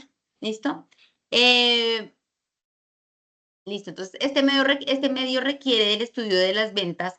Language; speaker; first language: Spanish; native; Spanish